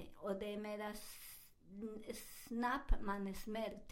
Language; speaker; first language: Swedish; non-native, learner; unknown